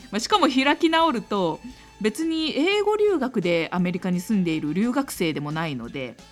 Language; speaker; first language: Japanese; native; Japanese